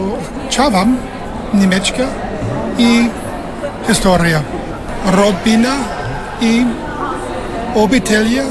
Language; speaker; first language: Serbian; non-native, learner; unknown